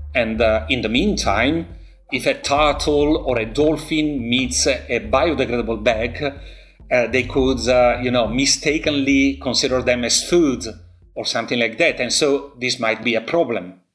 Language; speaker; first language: English; non-native, fluent; Italian